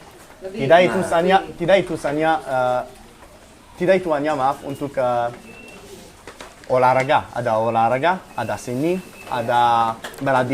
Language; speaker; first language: Indonesian; non-native, learner; French